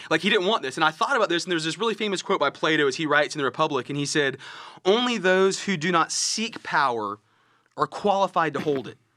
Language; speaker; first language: English; native; English